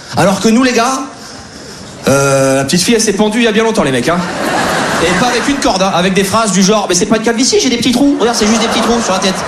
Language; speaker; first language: French; native; French